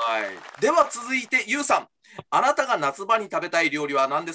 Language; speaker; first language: Japanese; native; Japanese